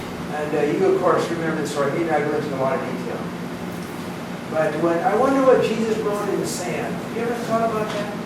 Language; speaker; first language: English; native; English